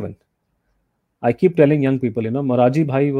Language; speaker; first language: English; non-native, local second language; Hindi